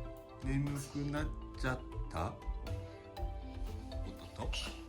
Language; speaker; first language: Japanese; native; Japanese